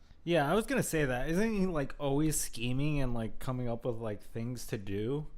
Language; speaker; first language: English; native; English